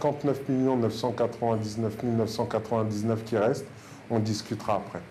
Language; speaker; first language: French; native; French